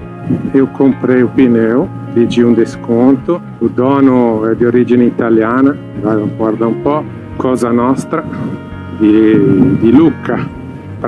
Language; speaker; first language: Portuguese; non-native, fluent; Italian